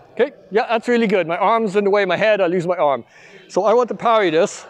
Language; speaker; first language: English; native; English